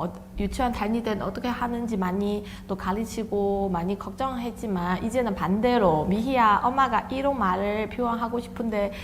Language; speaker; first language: Korean; non-native, fluent; Chinese